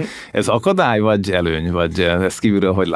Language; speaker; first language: Hungarian; native; Hungarian